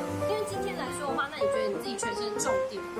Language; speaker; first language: Chinese; native; Chinese